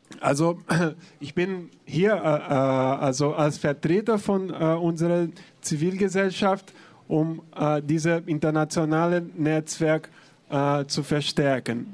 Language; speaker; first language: German; non-native, fluent; Portuguese